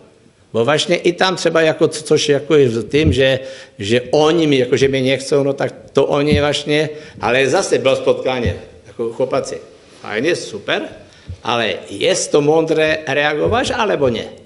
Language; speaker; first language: Polish; non-native, learner; Czech